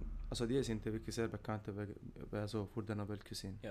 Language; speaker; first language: German; non-native, learner; Italian